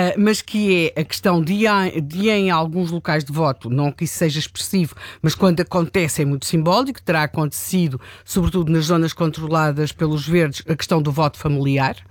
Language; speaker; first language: Portuguese; native; Portuguese